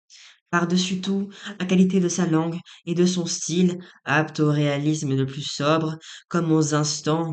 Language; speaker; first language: French; native; French